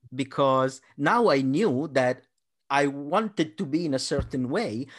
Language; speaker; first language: English; non-native, fluent; Italian